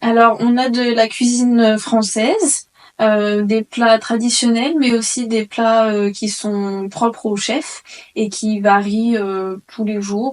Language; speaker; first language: French; native; French